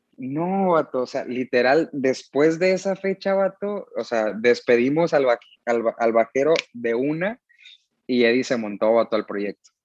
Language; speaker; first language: Spanish; early bilingual, heritage; Spanish